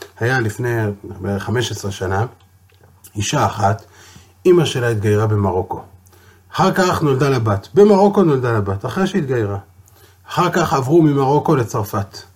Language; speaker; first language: Hebrew; native; Hebrew